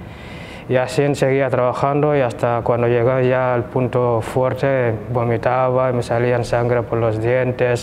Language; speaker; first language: Spanish; non-native, fluent; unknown